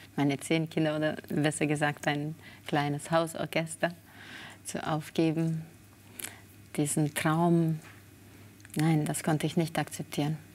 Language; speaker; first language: German; non-native, fluent; Spanish